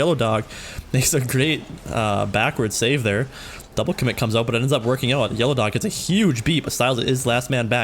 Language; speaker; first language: English; native; English